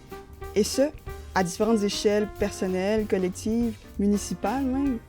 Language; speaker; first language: French; native; French